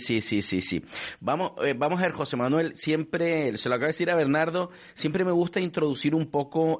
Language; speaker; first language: Spanish; native; Spanish